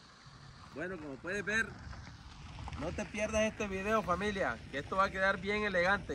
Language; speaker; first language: Spanish; native; Spanish